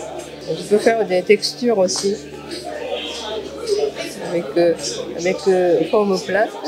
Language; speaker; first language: French; non-native, fluent; Japanese